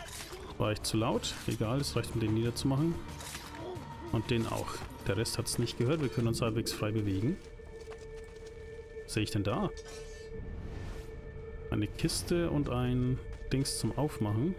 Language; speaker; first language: German; native; German